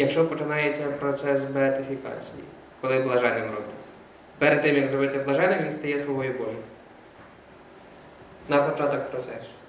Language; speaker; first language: Ukrainian; native; Ukrainian